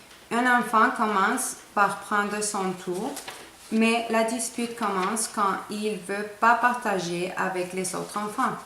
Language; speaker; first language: French; non-native, fluent; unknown